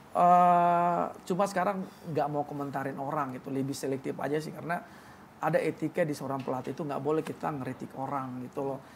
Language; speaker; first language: Indonesian; native; Indonesian